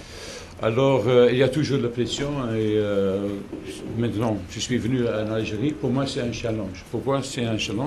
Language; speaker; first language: French; non-native, local second language; Dutch